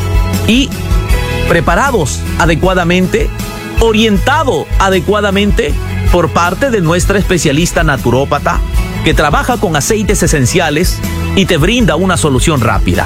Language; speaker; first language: Spanish; native; Spanish